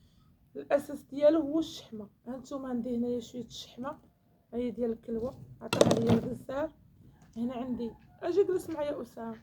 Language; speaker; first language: Arabic; native; Arabic